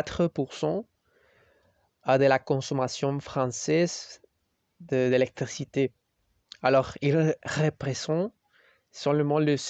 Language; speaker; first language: French; non-native, learner; Spanish